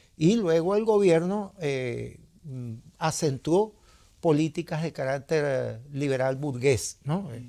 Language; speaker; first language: Spanish; native; Spanish